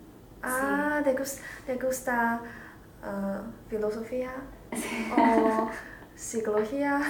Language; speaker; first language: Spanish; non-native, learner; Chinese